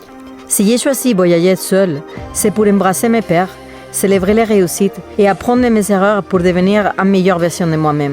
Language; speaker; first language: French; non-native, fluent; Spanish